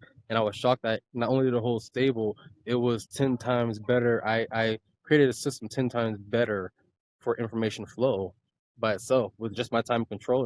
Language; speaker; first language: English; native; English